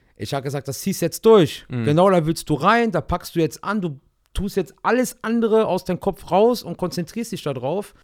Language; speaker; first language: German; native; German